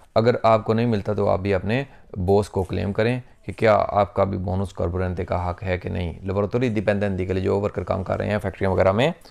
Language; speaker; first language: Urdu; non-native, local second language; Punjabi